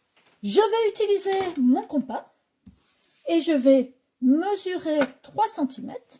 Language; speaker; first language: French; native; French